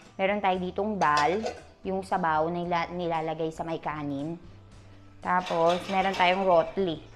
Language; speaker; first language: Filipino; native; Filipino